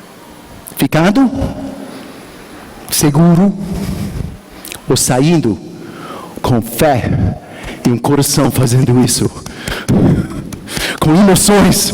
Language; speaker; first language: Portuguese; non-native, learner; English